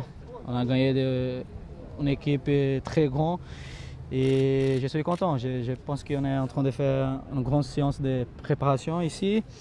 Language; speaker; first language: French; non-native, learner; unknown